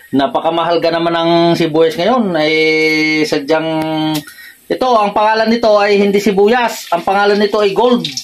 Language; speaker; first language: Filipino; non-native, local second language; Iloko